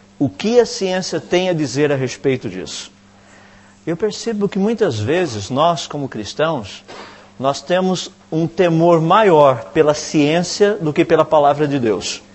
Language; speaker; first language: Portuguese; native; Portuguese